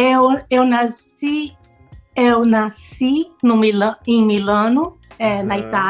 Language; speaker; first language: Portuguese; non-native, local second language; Spanish